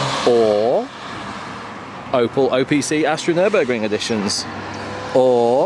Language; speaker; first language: English; native; English